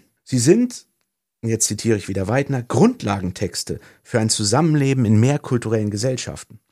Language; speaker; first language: German; native; German